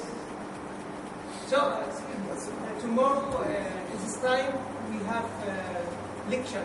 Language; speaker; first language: English; non-native, learner; Arabic